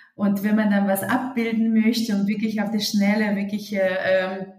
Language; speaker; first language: German; non-native, fluent; Russian